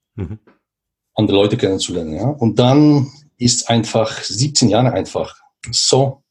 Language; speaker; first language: German; non-native, learner; Polish